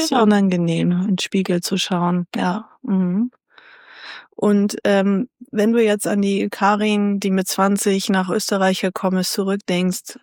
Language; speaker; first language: German; native; German